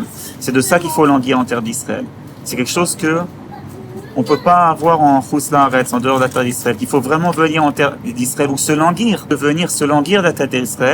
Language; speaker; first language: French; native; French